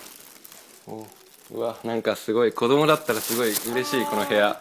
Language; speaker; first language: Japanese; native; Japanese